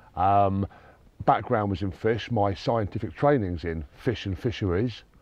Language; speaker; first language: English; native; English